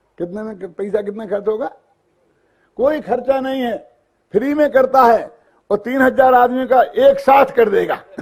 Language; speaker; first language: Hindi; native; Hindi